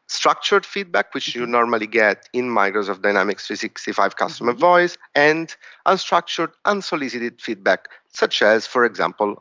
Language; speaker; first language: English; non-native, fluent; Italian